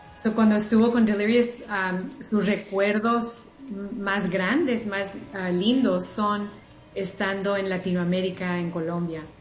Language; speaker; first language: Spanish; early bilingual, heritage; Spanish